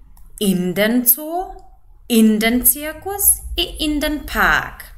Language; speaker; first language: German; non-native, fluent; Macedonian